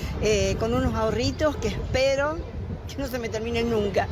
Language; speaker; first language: Spanish; native; Spanish